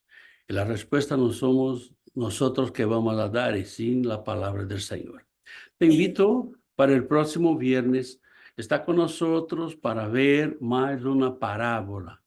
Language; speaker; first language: Spanish; non-native, fluent; Portuguese